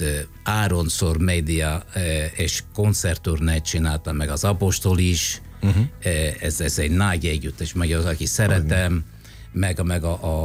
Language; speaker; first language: Hungarian; non-native, fluent; Italian